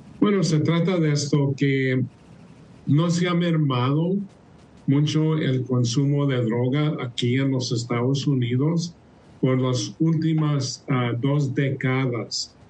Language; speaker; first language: Spanish; early bilingual, heritage; Spanish